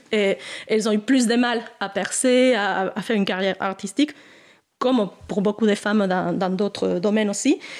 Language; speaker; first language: French; non-native, fluent; Spanish